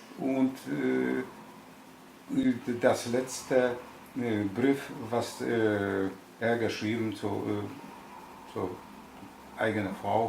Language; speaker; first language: German; non-native, learner; Polish